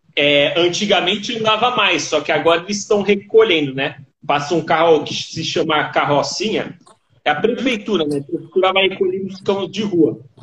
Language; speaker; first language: Portuguese; native; Portuguese